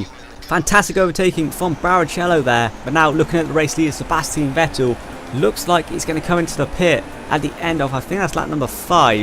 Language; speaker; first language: English; native; English